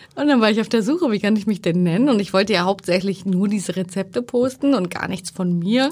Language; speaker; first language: German; early bilingual, other home language; Turkish